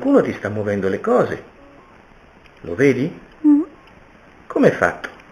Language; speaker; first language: Italian; native; Italian